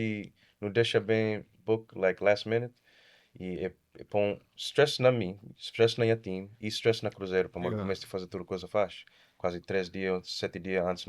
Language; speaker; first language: Portuguese; early bilingual, heritage; Kabuverdianu